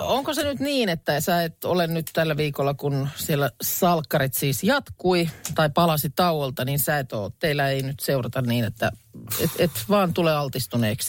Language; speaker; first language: Finnish; native; Finnish